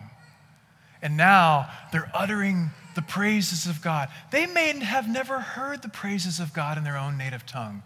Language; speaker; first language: English; native; English